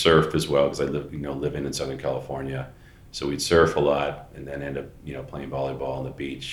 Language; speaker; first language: English; native; English